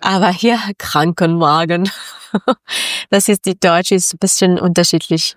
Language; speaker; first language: German; non-native, learner; Persian